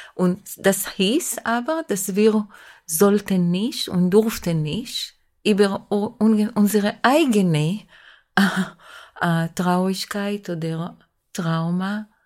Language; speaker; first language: German; non-native, fluent; Hebrew